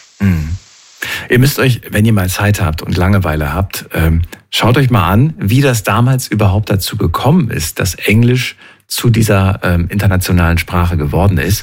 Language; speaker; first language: German; native; German